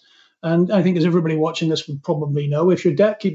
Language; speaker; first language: English; native; English